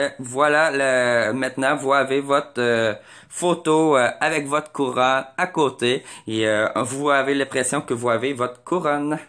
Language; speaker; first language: French; native; French